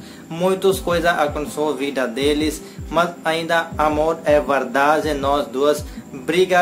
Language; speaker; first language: Portuguese; non-native, learner; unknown